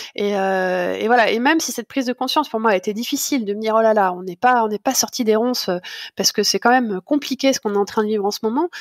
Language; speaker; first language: French; native; French